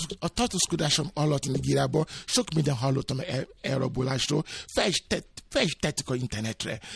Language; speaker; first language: Hungarian; non-native, learner; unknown